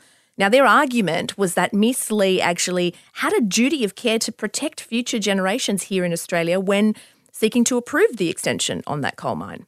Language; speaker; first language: English; native; English